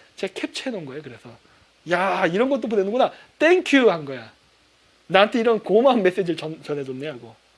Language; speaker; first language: Korean; native; Korean